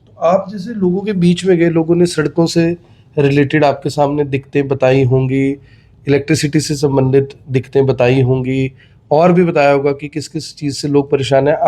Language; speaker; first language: Hindi; native; Hindi